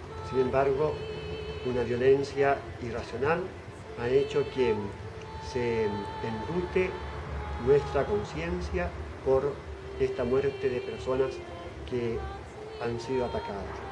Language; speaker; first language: Spanish; native; Spanish